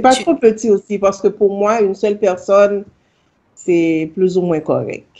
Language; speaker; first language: French; non-native, local second language; Haitian Creole